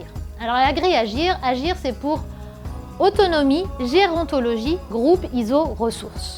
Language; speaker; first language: French; native; French